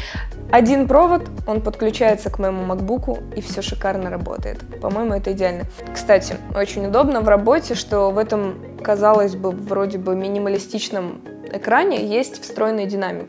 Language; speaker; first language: Russian; native; Russian